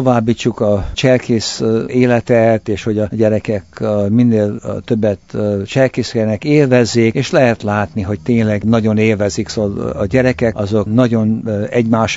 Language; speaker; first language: Hungarian; early bilingual, heritage; Hungarian